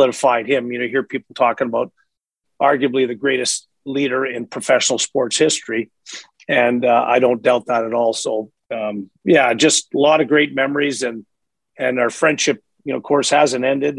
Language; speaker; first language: English; native; English